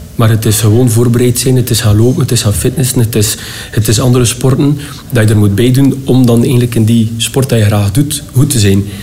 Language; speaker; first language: Dutch; native; Dutch